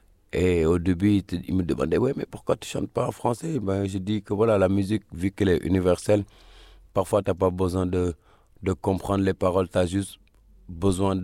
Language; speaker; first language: French; non-native, local second language; Wolof